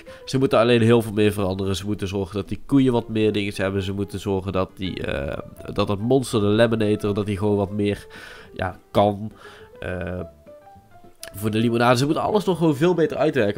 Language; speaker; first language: Dutch; native; Dutch